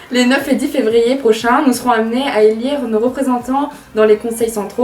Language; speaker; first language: French; native; French